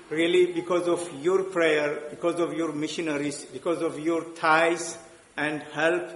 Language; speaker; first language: English; non-native, local second language; Amharic